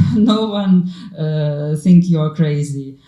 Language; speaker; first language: English; non-native, learner; Ukrainian